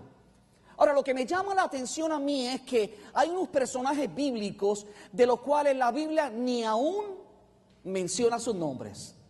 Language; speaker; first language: Spanish; native; Spanish